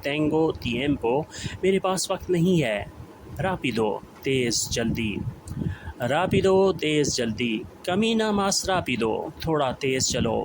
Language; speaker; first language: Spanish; non-native, learner; Urdu